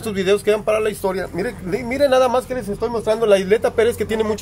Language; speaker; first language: Spanish; native; Spanish